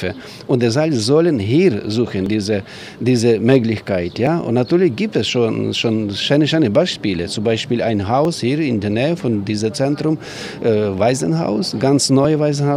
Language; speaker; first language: German; non-native, learner; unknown